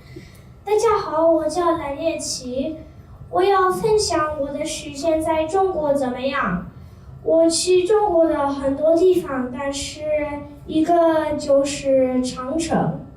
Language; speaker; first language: Chinese; non-native, learner; English